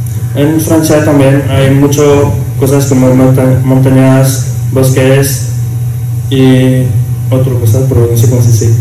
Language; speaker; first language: Spanish; non-native, learner; French